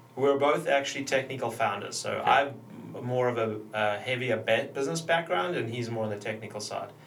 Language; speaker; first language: English; native; English